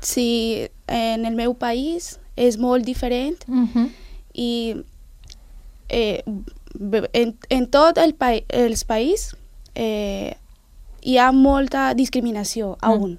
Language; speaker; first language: Catalan; non-native, learner; Spanish